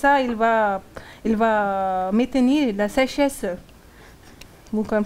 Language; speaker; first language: French; non-native, learner; Hindi